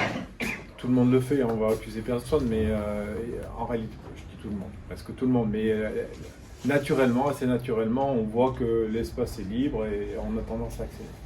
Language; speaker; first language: French; native; French